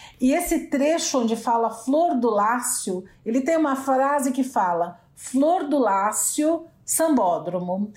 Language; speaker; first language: Portuguese; native; Portuguese